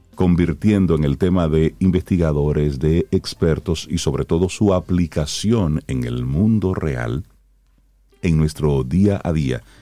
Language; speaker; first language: Spanish; native; Spanish